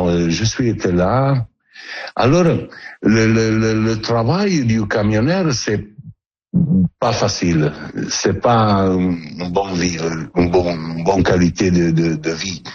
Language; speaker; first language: French; non-native, learner; Italian